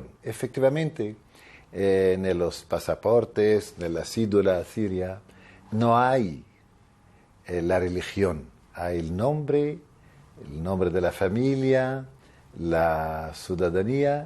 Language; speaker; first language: Spanish; non-native, fluent; Arabic